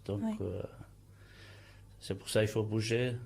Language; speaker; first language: French; non-native, fluent; Turkish